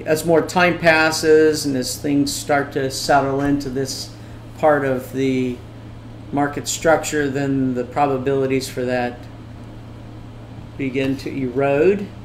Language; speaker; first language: English; native; English